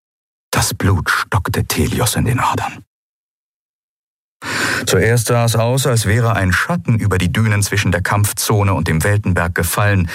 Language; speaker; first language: German; native; German